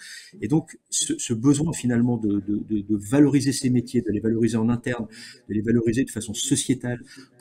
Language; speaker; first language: French; native; French